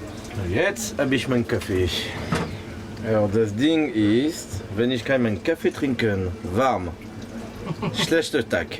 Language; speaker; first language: German; non-native, learner; French